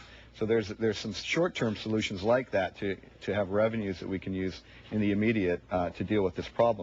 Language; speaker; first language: English; native; English